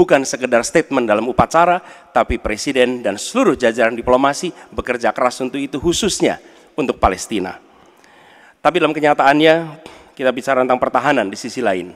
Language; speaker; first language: Indonesian; native; Indonesian